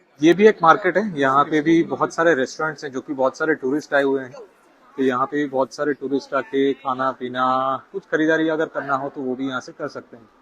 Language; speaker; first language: Hindi; non-native, local second language; Bangla